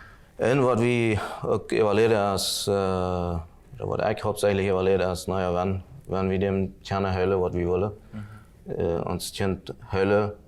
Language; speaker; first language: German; non-native, local second language; Plautdietsch